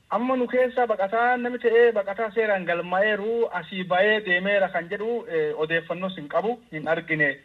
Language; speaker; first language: Oromo; native; Oromo